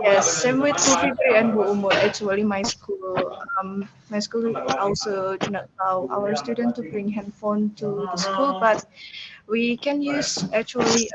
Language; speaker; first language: English; non-native, fluent; Indonesian